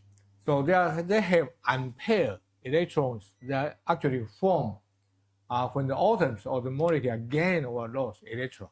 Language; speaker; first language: English; non-native, fluent; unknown